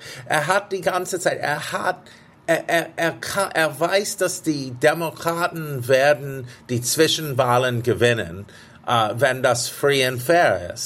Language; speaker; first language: German; non-native, fluent; English